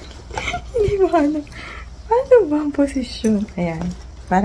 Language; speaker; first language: Filipino; native; Filipino